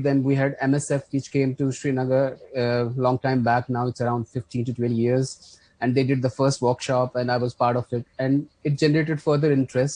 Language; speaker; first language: English; non-native, local second language; Kashmiri